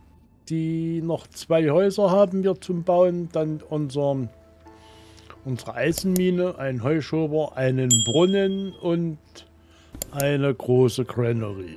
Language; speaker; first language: German; native; German